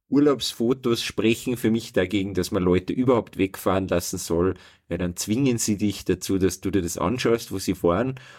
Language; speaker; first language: German; native; German